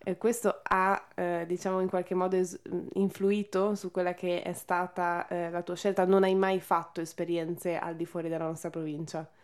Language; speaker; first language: Italian; native; Italian